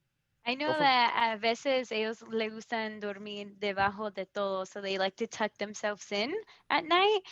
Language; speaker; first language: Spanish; early bilingual, heritage; Spanish